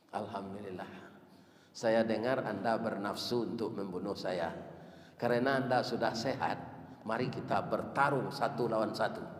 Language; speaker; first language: Malay; non-native, local second language; Minangkabau